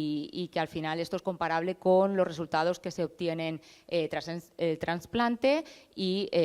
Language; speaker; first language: Spanish; native; Spanish